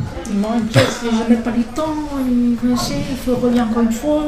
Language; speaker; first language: French; non-native, learner; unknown